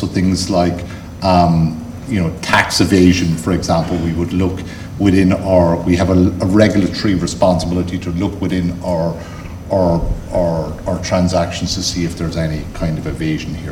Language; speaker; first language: English; native; English